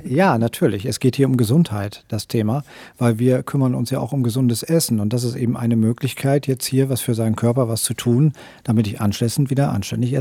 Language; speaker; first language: German; native; German